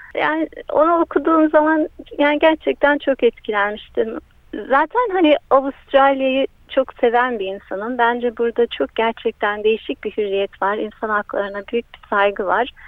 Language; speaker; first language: Turkish; early bilingual, heritage; Turkish